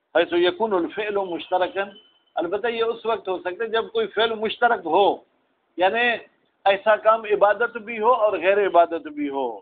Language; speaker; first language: Urdu; non-native, local second language; Sindhi